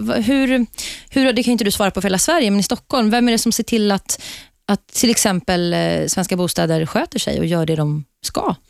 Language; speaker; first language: Swedish; native; Swedish